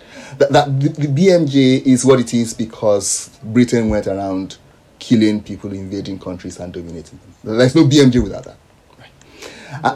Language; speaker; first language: English; non-native, local second language; Yoruba